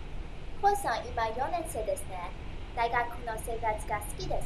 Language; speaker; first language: Japanese; non-native, learner; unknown